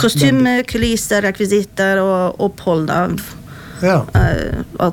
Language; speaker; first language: Norwegian; non-native, fluent; English